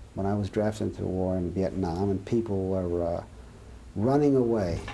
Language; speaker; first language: English; early bilingual, other home language; Serbian